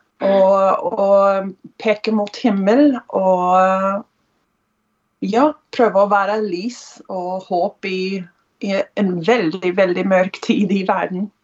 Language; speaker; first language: Norwegian; non-native, fluent; English